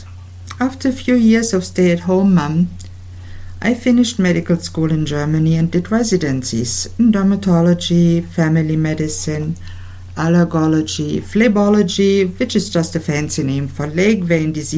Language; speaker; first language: English; non-native, fluent; German